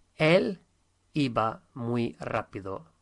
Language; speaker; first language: Spanish; non-native, fluent; English